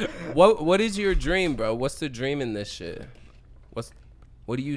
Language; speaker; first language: English; native; English